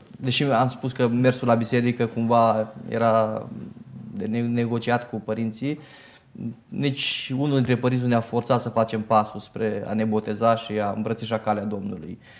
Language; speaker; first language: Romanian; native; Romanian